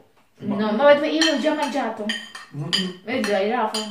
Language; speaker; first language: Italian; non-native, learner; Filipino